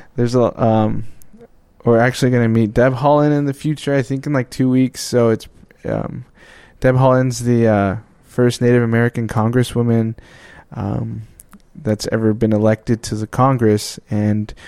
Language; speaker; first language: English; native; English